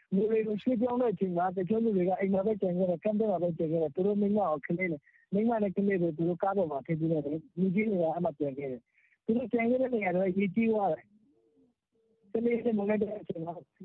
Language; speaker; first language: Burmese; non-native, local second language; Rohingya